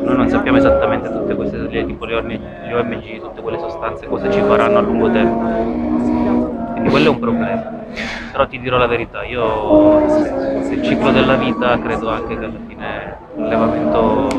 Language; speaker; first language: Italian; native; Italian